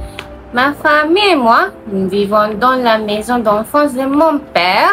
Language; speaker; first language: French; non-native, learner; Malay